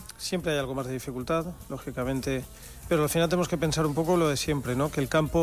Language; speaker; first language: Spanish; native; Spanish